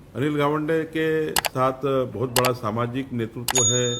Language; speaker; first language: Hindi; non-native, local second language; Marathi